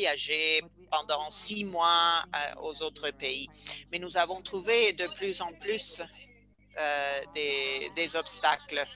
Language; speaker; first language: French; non-native, fluent; Spanish